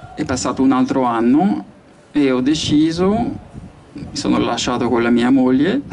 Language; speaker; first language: Italian; non-native, fluent; French